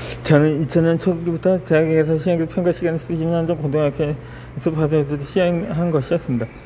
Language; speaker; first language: Korean; native; Korean